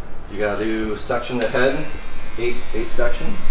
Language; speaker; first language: English; early bilingual, other home language; Thai